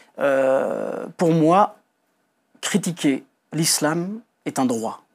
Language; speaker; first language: French; non-native, local second language; Kabyle